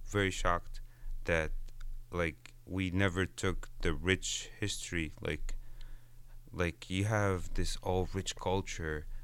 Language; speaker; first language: English; non-native, fluent; Arabic